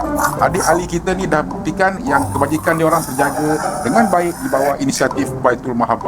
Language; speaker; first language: Malay; native; Malay